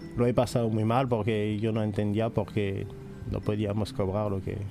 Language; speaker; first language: Spanish; non-native, fluent; French